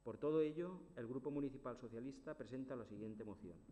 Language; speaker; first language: Spanish; non-native, local second language; Catalan